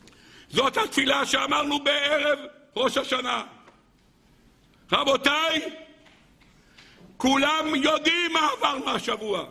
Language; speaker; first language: Hebrew; native; Hebrew